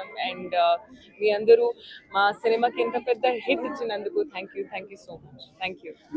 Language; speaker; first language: Telugu; non-native, learner; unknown